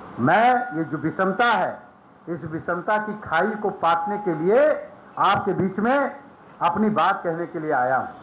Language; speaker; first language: Hindi; native; Hindi